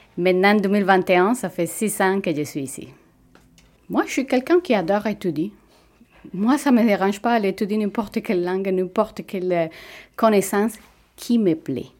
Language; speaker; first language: French; non-native, fluent; Spanish